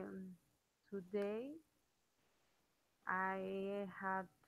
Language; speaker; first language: English; non-native, learner; Spanish